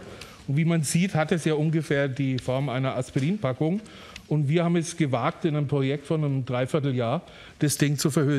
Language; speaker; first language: German; native; German